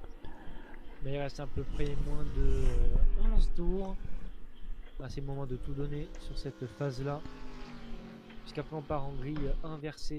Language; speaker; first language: French; native; French